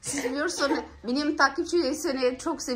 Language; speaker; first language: Turkish; non-native, learner; Arabic